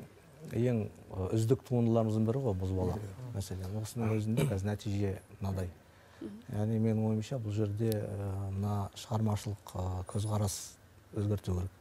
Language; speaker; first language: Kazakh; native; Kazakh